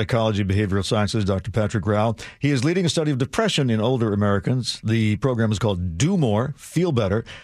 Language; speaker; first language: English; native; English